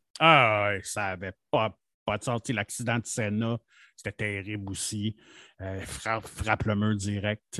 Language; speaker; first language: French; native; French